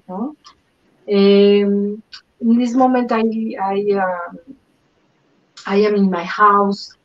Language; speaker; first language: English; non-native, learner; Spanish